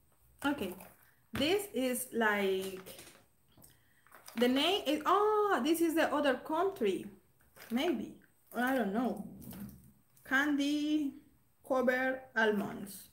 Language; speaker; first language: English; non-native, learner; Spanish